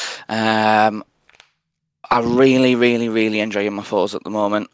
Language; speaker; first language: English; native; English